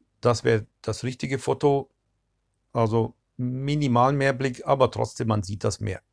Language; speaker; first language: German; non-native, fluent; Turkish